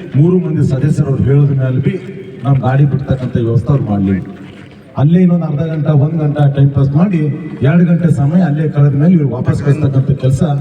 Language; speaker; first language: Kannada; native; Kannada